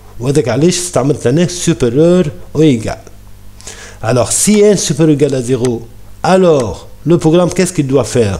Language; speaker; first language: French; non-native, local second language; Arabic